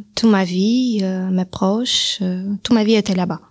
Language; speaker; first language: French; non-native, learner; Russian